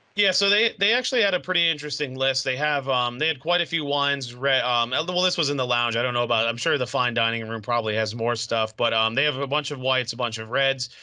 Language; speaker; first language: English; native; English